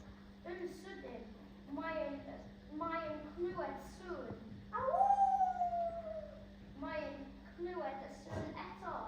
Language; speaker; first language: Welsh; non-native, local second language; English